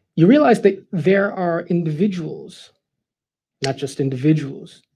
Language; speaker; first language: English; native; English